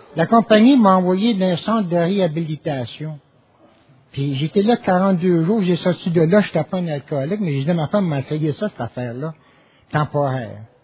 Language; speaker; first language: French; native; French